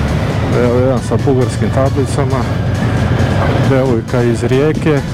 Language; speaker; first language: Croatian; native; Croatian